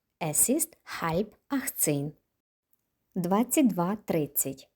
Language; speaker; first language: German; non-native, fluent; Ukrainian